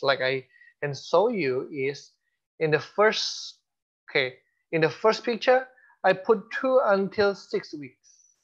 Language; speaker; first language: English; non-native, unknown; Indonesian